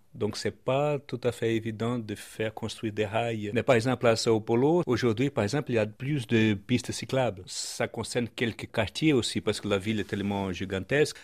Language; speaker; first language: French; non-native, fluent; Portuguese